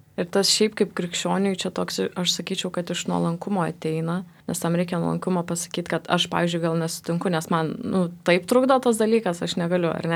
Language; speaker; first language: Lithuanian; native; Lithuanian